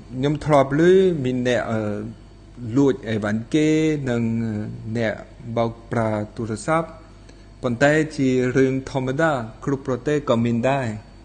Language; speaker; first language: Khmer; non-native, fluent; French